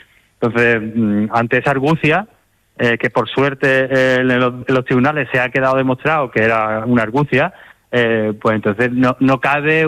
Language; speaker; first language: Spanish; native; Spanish